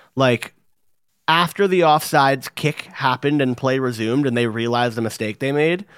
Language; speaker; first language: English; native; English